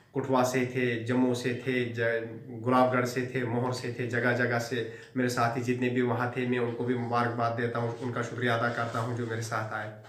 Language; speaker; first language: Hindi; non-native, local second language; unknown